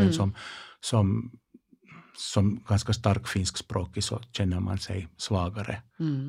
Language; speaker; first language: Swedish; non-native, local second language; Finnish